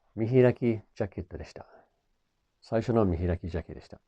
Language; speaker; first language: Japanese; non-native, fluent; English